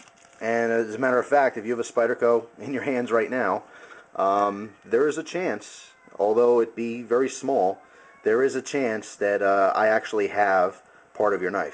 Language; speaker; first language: English; native; English